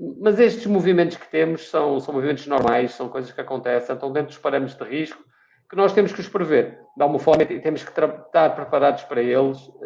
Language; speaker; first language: Portuguese; native; Portuguese